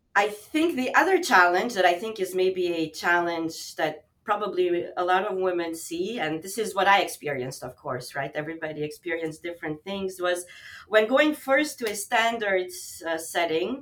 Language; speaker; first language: English; non-native, fluent; Albanian